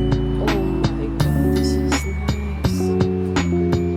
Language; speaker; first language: English; non-native, local second language; Filipino